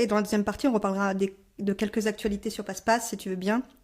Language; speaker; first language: French; native; French